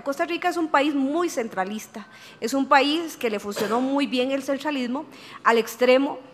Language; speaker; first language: Spanish; native; Spanish